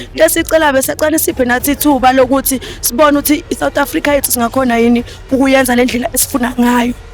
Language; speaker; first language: Zulu; native; Zulu